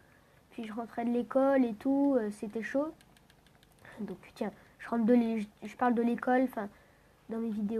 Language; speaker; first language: French; native; French